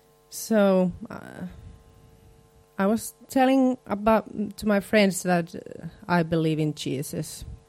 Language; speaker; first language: English; non-native, fluent; Finnish